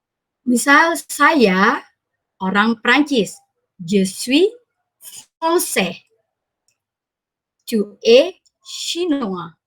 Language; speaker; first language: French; non-native, fluent; Indonesian